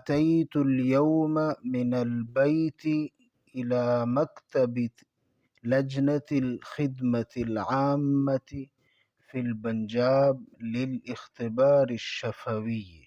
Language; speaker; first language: Arabic; non-native, fluent; Urdu